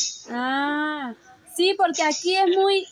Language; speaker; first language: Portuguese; non-native, learner; Spanish